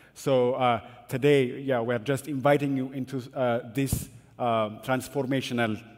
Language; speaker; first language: English; non-native, fluent; Amharic